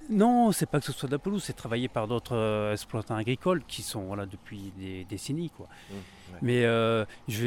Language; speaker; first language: French; native; French